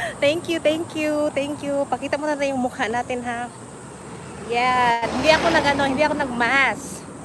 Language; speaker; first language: Filipino; non-native, local second language; Waray